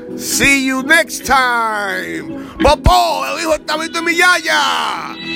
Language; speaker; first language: Spanish; early bilingual, heritage; Spanish